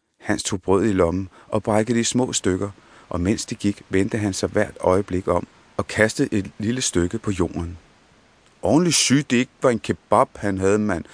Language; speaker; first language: Danish; early bilingual, other home language; Punjabi